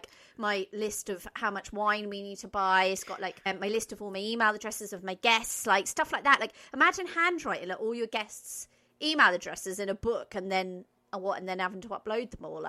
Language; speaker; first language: English; native; English